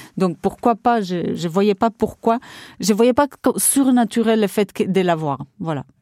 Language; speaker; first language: French; non-native, fluent; Portuguese